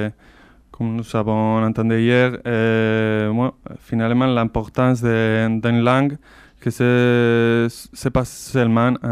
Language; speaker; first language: French; non-native, fluent; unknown